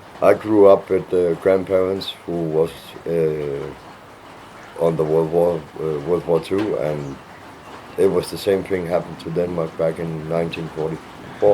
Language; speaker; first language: English; non-native, fluent; Danish